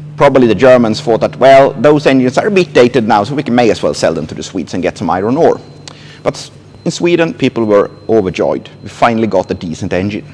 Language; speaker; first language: English; non-native, fluent; Swedish